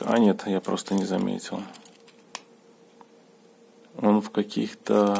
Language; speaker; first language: Russian; native; Russian